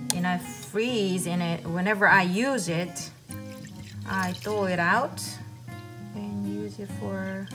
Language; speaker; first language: English; non-native, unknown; Korean